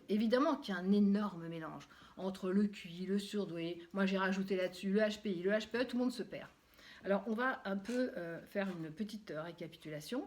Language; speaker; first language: French; native; French